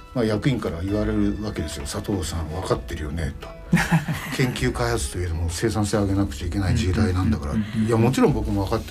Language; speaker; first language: Japanese; native; Japanese